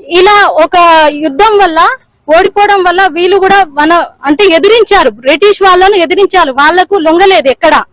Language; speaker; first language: Telugu; non-native, local second language; Lambadi